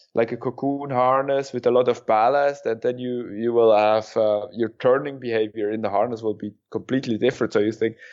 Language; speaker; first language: English; non-native, fluent; German